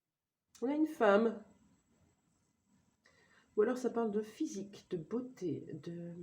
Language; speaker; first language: French; native; French